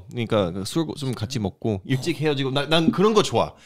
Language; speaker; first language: Korean; non-native, fluent; English